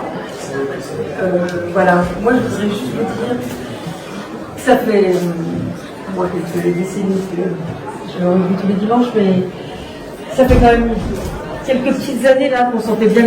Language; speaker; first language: French; native; French